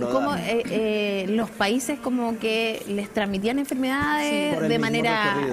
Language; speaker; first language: Spanish; native; Spanish